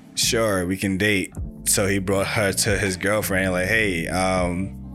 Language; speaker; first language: English; native; English